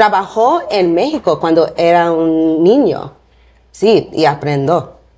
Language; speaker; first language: Spanish; non-native, learner; English